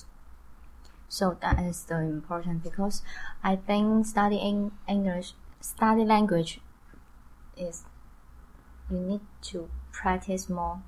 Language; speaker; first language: English; non-native, learner; Chinese